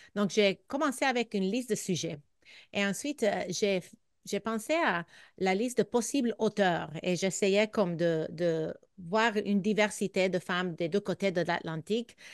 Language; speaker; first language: French; non-native, fluent; English